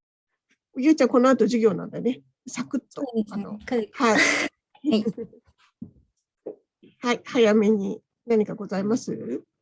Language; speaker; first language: Japanese; native; Japanese